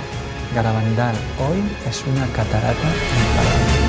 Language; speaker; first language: Spanish; native; Spanish